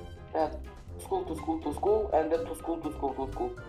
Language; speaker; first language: English; non-native, learner; Kazakh